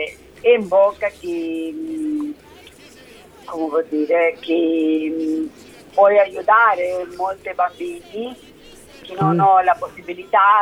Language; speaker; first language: Italian; early bilingual, heritage; Spanish